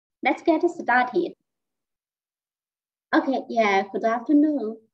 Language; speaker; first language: English; non-native, fluent; Chinese